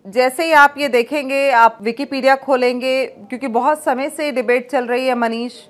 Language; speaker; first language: Hindi; native; Hindi